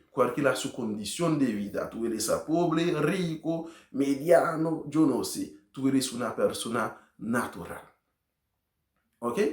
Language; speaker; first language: Spanish; non-native, learner; Haitian Creole